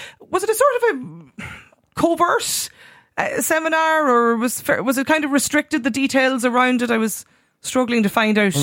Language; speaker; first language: English; native; English